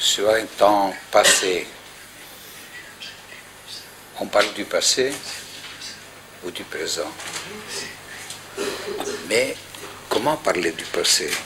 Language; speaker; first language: French; non-native, fluent; Greek